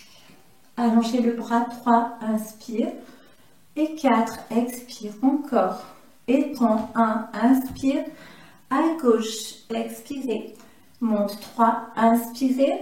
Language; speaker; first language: French; native; French